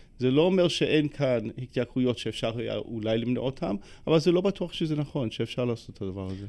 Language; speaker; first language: Hebrew; non-native, fluent; English